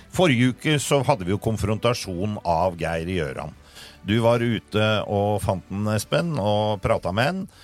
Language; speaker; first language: Norwegian; native; Norwegian